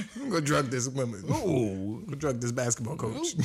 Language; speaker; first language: English; native; English